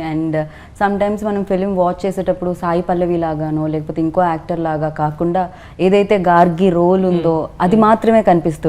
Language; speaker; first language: Telugu; native; Telugu